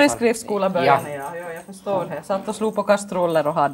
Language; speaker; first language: Swedish; native; Swedish